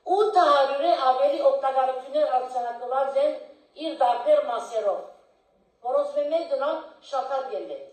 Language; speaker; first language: Armenian; early bilingual, heritage; Armenian